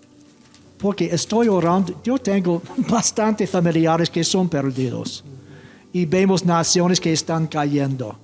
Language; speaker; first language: Spanish; non-native, fluent; English